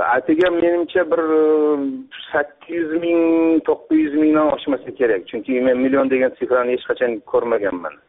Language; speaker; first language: Uzbek; native; Uzbek